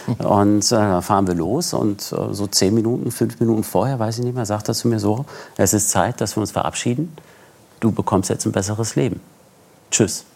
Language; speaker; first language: German; early bilingual, other home language; Persian